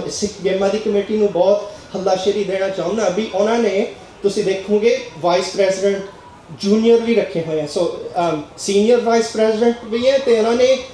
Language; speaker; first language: Punjabi; early bilingual, heritage; Punjabi